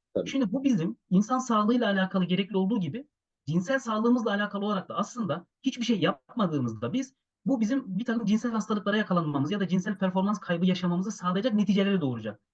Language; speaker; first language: Turkish; native; Turkish